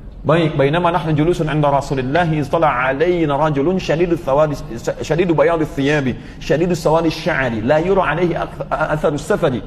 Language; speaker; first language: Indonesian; native; Indonesian